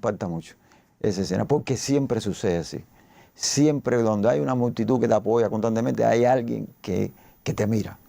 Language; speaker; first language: Spanish; native; Spanish